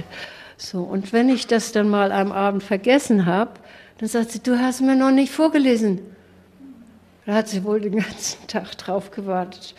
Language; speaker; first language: German; native; German